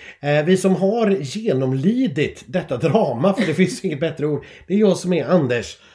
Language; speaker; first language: Swedish; native; Swedish